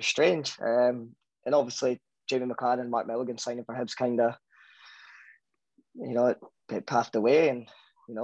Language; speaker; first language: English; native; English